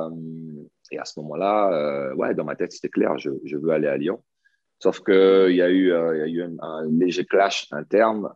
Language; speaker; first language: French; native; French